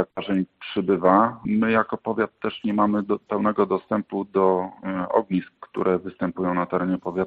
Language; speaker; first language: Polish; native; Polish